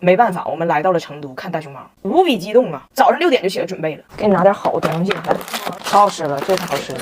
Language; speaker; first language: Chinese; native; Chinese